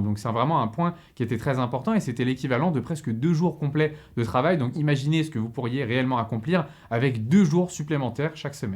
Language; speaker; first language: French; native; French